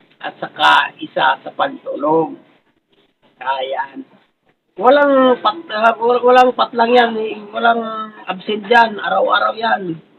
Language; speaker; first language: Filipino; non-native, local second language; Cebuano